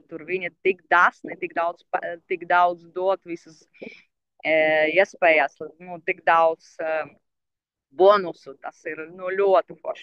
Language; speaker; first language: Latvian; non-native, local second language; Russian